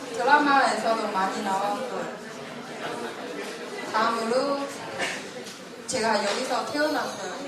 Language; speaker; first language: Korean; non-native, fluent; Chinese